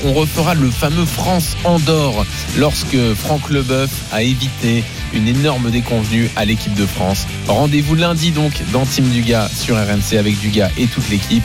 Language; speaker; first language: French; native; French